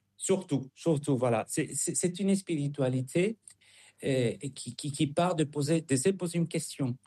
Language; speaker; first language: French; non-native, fluent; Spanish